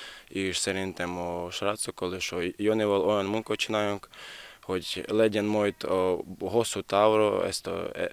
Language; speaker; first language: Hungarian; non-native, learner; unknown